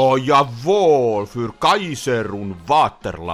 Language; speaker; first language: German; non-native, learner; Finnish